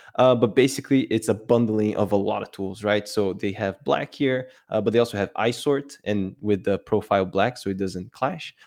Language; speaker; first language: English; non-native, fluent; Portuguese